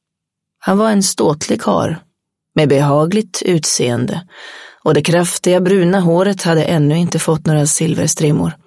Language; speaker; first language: Swedish; native; Swedish